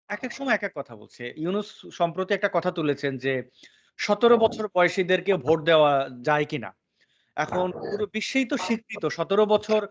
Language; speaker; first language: Bangla; native; Bangla